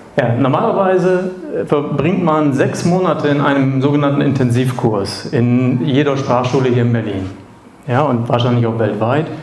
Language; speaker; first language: German; native; German